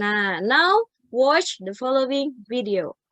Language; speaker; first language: English; non-native, learner; Indonesian